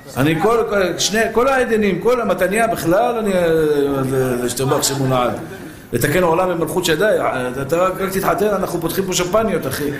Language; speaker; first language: Hebrew; early bilingual, other home language; Persian